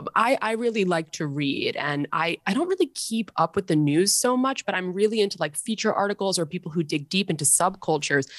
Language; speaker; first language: English; native; English